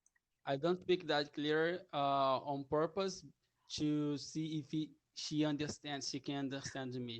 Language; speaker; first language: English; non-native, learner; Portuguese